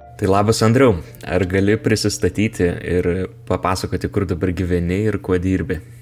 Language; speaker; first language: Lithuanian; native; Lithuanian